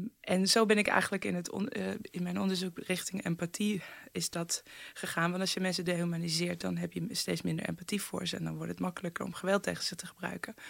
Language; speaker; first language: Dutch; early bilingual, other home language; Persian